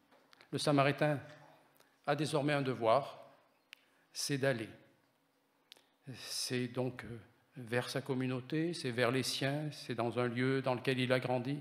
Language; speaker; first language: French; native; French